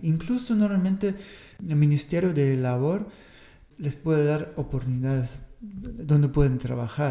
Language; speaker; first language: Spanish; non-native, fluent; German